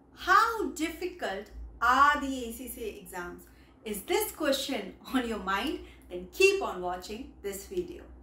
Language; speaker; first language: English; non-native, local second language; Hindi